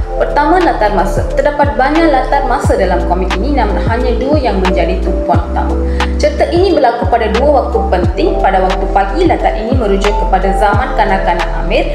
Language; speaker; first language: Malay; non-native, local second language; Tamil